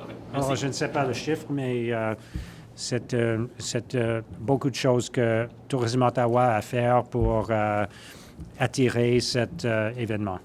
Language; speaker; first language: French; non-native, learner; English